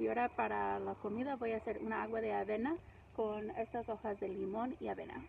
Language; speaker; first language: Spanish; non-native, learner; English